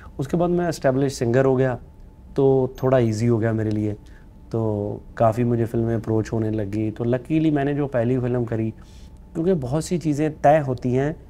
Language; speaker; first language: Hindi; non-native, local second language; Punjabi